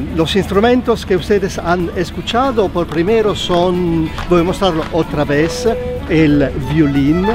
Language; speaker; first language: Spanish; non-native, fluent; Italian